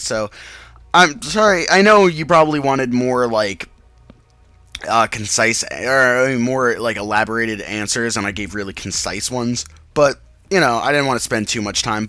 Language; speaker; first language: English; native; English